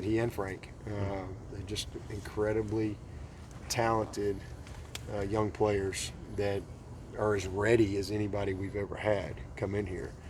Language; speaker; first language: English; native; English